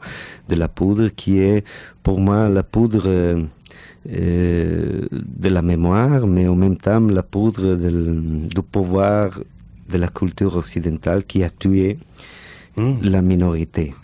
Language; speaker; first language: French; non-native, fluent; Catalan